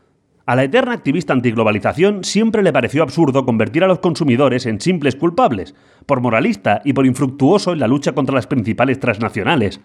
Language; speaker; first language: Spanish; native; Spanish